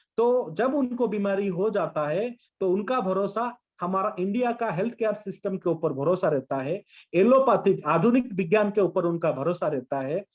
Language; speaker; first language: Hindi; non-native, local second language; Bangla